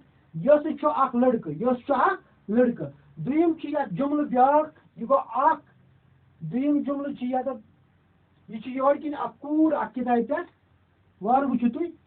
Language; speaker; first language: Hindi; non-native, local second language; Kashmiri